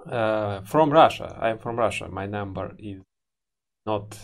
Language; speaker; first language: English; non-native, learner; Russian